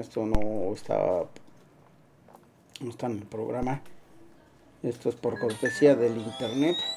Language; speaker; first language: Spanish; native; Spanish